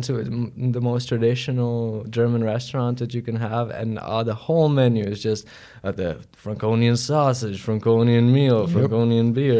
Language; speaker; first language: English; non-native, fluent; Latvian